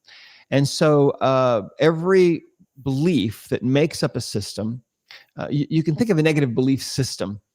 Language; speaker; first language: English; native; English